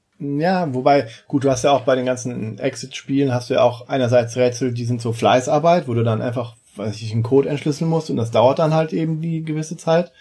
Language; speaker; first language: German; native; German